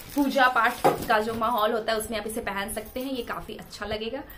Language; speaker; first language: Hindi; native; Hindi